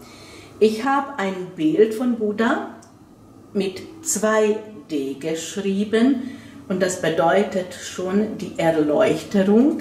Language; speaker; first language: German; non-native, fluent; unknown